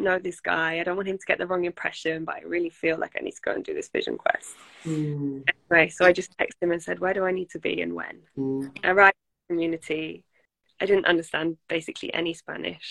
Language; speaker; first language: English; native; English